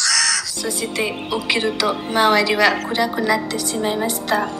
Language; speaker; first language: Japanese; non-native, learner; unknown